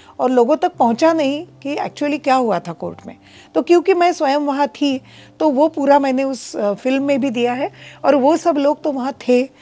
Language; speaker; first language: Hindi; non-native, local second language; Marathi